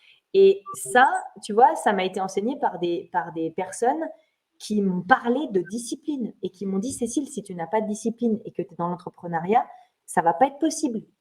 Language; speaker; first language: French; native; French